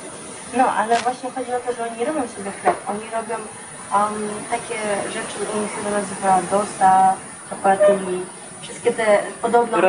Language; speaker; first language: Polish; non-native, fluent; Russian